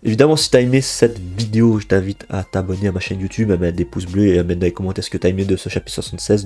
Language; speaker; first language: French; native; French